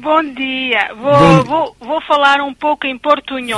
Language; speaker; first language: Portuguese; early bilingual, other home language; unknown